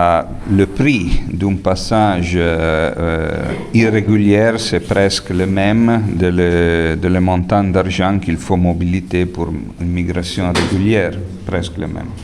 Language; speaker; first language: French; non-native, fluent; Italian